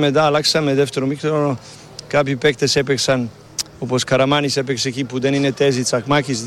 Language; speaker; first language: Greek; non-native, learner; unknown